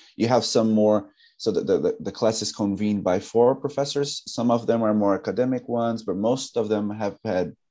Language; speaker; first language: English; non-native, fluent; Portuguese